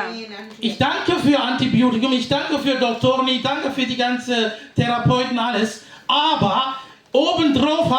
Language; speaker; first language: German; non-native, fluent; Tamil